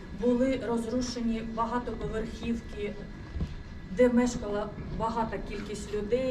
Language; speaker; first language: Ukrainian; non-native, local second language; Russian